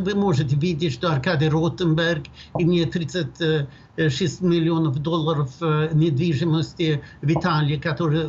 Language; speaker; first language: Russian; non-native, fluent; Swedish